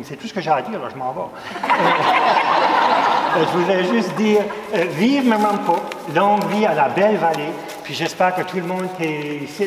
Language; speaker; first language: French; native; French